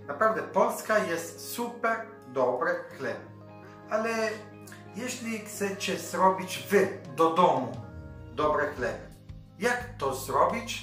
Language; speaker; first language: Polish; non-native, learner; Italian